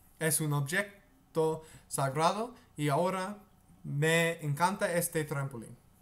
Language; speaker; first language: Spanish; non-native, learner; English